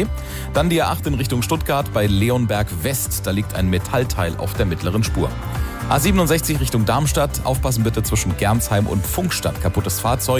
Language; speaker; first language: German; native; German